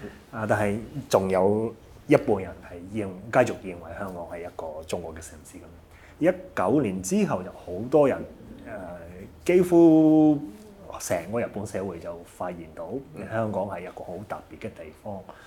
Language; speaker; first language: Cantonese; non-native, fluent; Japanese